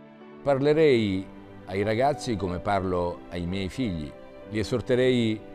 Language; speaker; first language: Italian; native; Italian